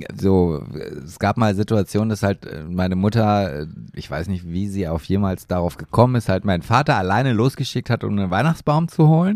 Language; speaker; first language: German; native; German